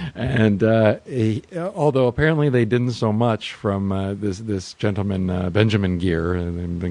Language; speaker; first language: English; native; English